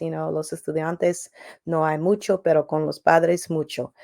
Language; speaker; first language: Spanish; non-native, learner; English